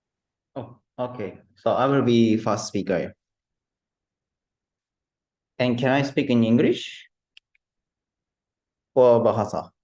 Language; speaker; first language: English; non-native, learner; Japanese